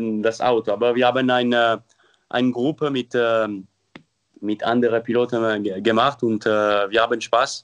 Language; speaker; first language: German; non-native, local second language; French